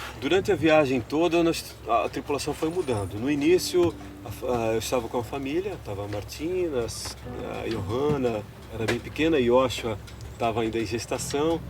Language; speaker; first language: Portuguese; native; Portuguese